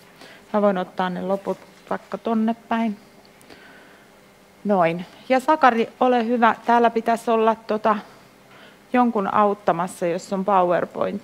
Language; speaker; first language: Finnish; native; Finnish